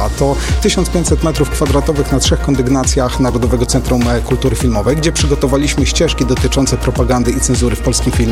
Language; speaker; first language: Polish; native; Polish